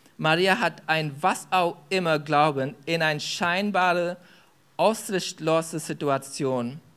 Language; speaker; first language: German; non-native, fluent; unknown